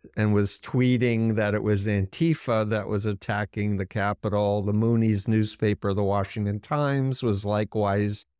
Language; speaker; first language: English; native; English